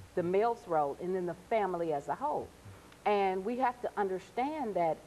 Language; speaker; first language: English; native; English